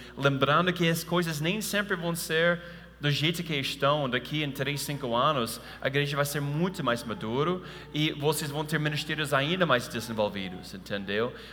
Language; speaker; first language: Portuguese; non-native, fluent; English